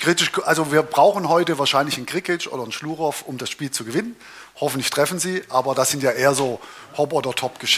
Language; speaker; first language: German; native; German